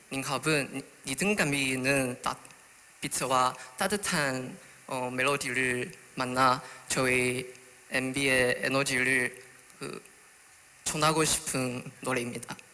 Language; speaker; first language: Korean; non-native, learner; Chinese